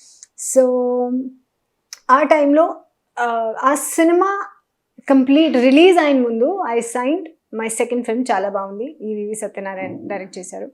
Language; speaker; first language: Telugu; non-native, local second language; Hindi